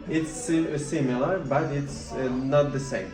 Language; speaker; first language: English; non-native, learner; Ukrainian